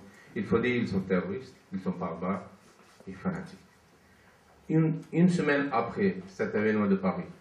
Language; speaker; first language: French; non-native, fluent; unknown